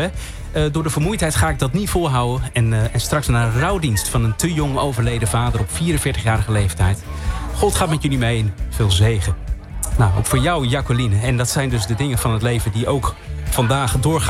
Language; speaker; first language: Dutch; native; Dutch